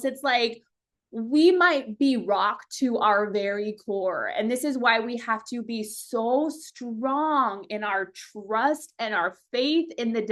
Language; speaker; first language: English; native; English